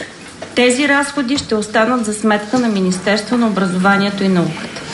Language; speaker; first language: Bulgarian; native; Bulgarian